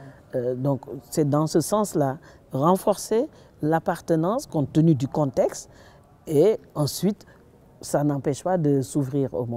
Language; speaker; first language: French; non-native, local second language; Wolof